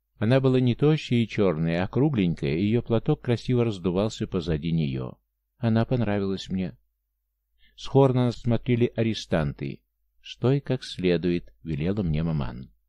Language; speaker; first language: Russian; native; Russian